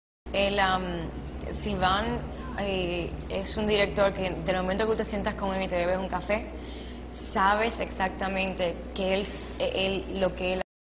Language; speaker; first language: Spanish; non-native, fluent; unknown